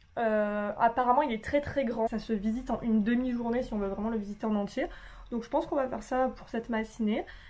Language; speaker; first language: French; native; French